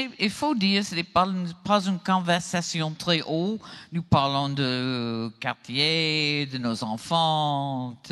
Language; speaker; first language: French; non-native, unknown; English